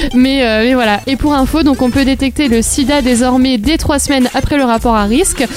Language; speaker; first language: French; native; French